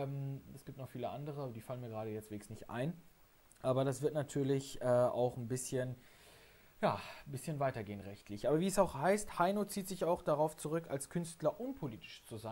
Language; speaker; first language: German; native; German